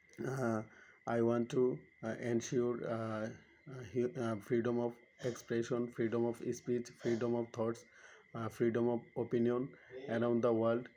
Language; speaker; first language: English; non-native, learner; Bangla